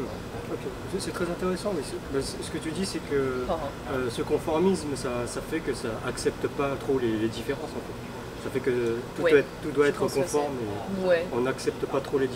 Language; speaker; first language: French; early bilingual, other home language; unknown